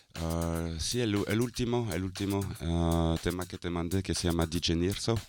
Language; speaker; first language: Spanish; non-native, fluent; French